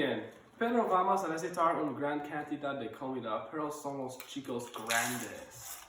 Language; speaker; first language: Spanish; non-native, learner; English